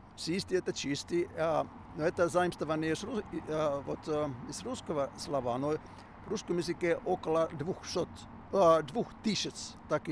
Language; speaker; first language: Russian; non-native, fluent; Finnish